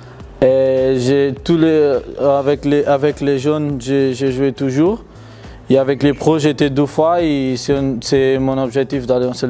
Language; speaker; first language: French; non-native, fluent; Portuguese